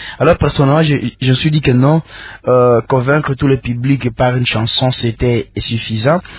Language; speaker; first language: French; non-native, local second language; Nande